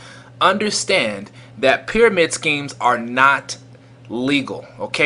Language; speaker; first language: English; native; English